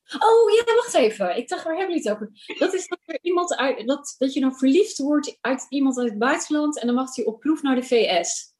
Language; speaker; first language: Dutch; early bilingual, other home language; Urdu